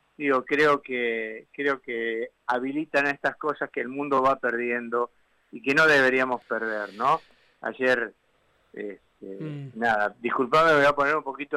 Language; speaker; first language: Spanish; native; Spanish